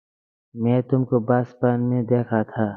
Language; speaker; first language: Hindi; non-native, learner; Bangla